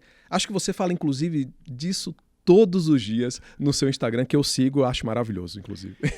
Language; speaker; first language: Portuguese; native; Portuguese